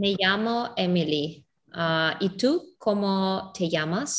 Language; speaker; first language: Spanish; non-native, learner; Russian